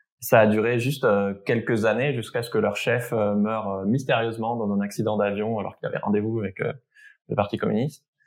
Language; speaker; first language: French; native; French